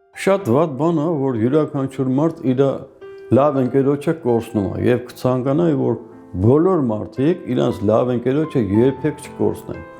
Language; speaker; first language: Armenian; native; Armenian